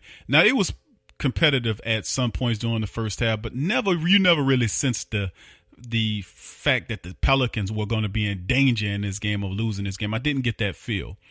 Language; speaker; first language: English; native; English